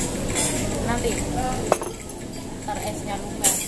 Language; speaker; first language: Indonesian; native; Indonesian